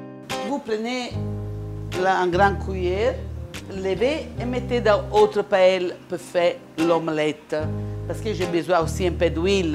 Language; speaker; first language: French; non-native, learner; Italian